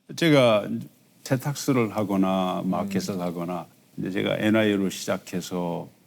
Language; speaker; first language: Korean; native; Korean